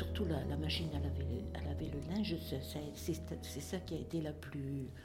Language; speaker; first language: French; native; French